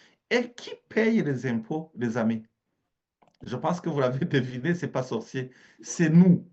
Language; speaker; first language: French; native; French